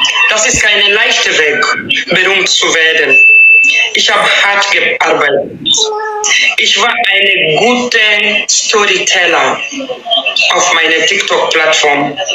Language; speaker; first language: German; non-native, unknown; Swahili